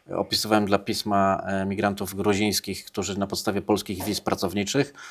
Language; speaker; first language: Polish; native; Polish